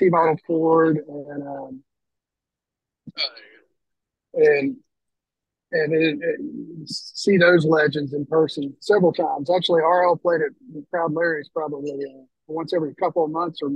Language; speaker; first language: English; native; English